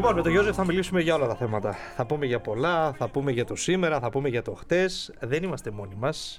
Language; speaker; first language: Greek; native; Greek